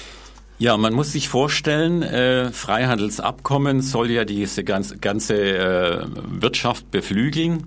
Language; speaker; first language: German; native; German